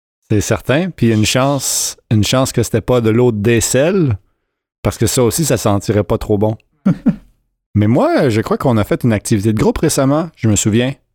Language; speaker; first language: French; native; French